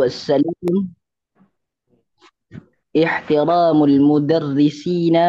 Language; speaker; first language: Arabic; non-native, learner; Malay